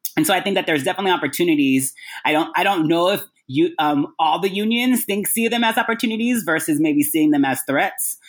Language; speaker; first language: English; native; English